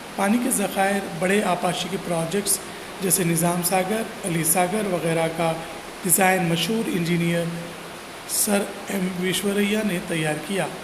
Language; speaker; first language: Urdu; native; Urdu